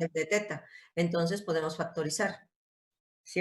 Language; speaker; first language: Spanish; native; Spanish